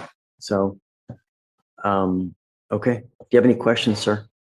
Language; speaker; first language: English; native; English